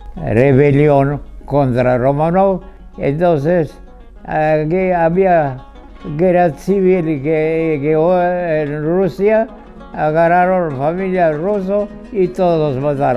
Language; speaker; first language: Spanish; non-native, fluent; Georgian